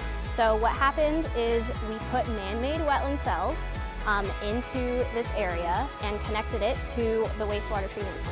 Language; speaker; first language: English; native; English